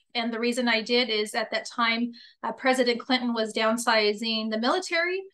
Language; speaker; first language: English; native; English